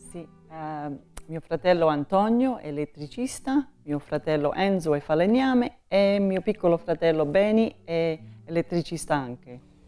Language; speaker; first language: Italian; early bilingual, heritage; Italian